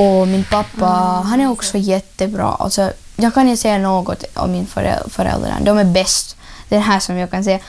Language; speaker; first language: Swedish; non-native, learner; Ukrainian